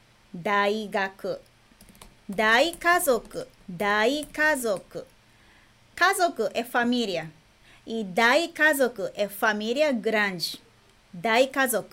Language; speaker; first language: Portuguese; non-native, fluent; Japanese